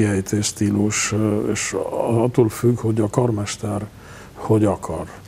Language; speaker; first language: Hungarian; non-native, local second language; Romanian